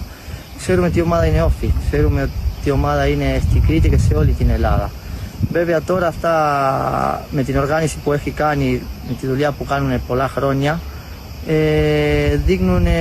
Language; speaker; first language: Greek; non-native, fluent; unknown